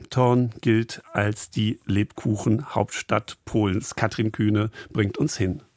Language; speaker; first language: German; native; German